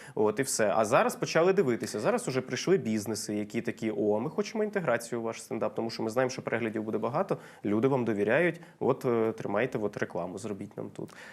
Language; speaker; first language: Ukrainian; non-native, local second language; Russian